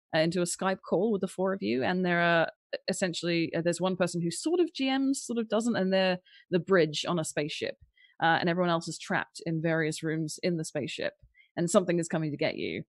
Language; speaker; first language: English; native; English